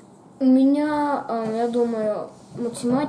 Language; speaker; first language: Russian; early bilingual, heritage; Russian